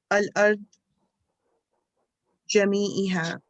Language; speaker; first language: Arabic; non-native, learner; English